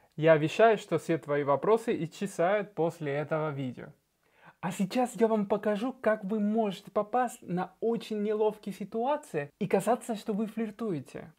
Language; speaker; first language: Russian; non-native, fluent; Spanish